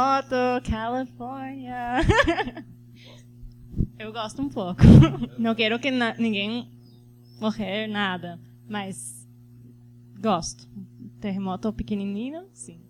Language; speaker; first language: Portuguese; non-native, fluent; Spanish